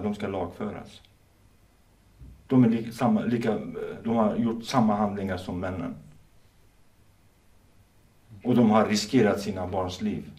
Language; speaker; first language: Swedish; non-native, fluent; Kurdish